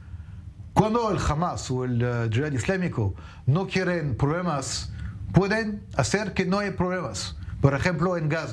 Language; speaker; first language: Spanish; non-native, fluent; French